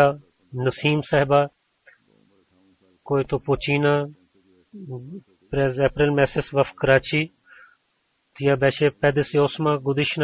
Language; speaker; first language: Bulgarian; non-native, learner; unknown